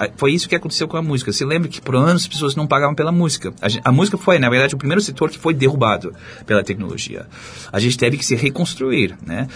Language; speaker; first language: Portuguese; non-native, fluent; English